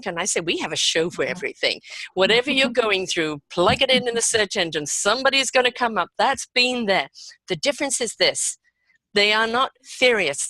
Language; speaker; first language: English; native; English